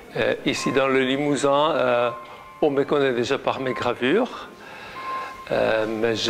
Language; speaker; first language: French; non-native, fluent; Czech